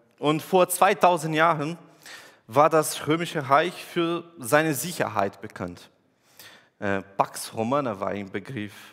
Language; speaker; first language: German; non-native, fluent; Portuguese